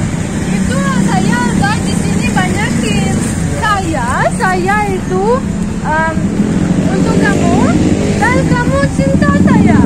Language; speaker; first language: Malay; non-native, learner; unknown